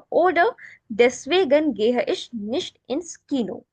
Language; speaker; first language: German; non-native, fluent; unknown